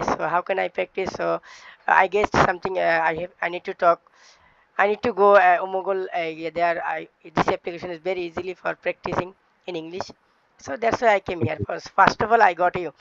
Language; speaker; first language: English; non-native, learner; Bangla